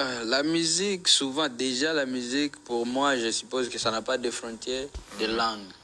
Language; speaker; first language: French; non-native, local second language; Swahili